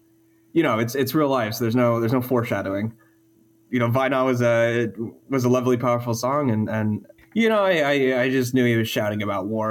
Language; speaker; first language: English; native; English